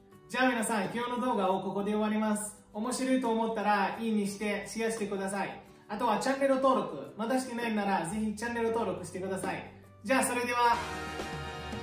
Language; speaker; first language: Japanese; non-native, fluent; Arabic